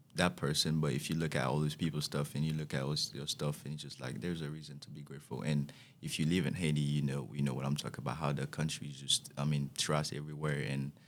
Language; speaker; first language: English; non-native, fluent; Haitian Creole